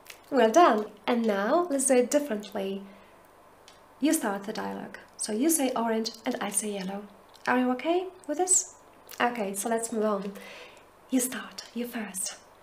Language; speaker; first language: English; non-native, fluent; Polish